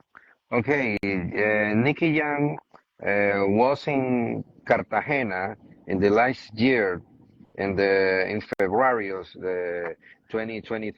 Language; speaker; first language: English; non-native, learner; Spanish